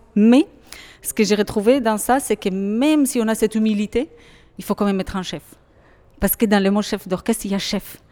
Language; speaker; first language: French; non-native, fluent; Hebrew